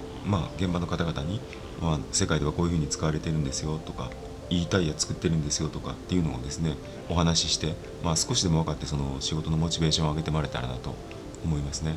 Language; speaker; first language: Japanese; native; Japanese